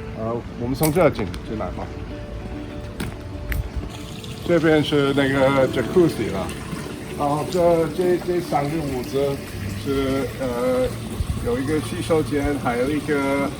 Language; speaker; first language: Chinese; early bilingual, heritage; Chinese